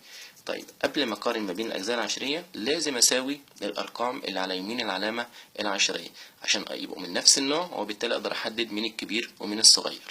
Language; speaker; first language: Arabic; native; Arabic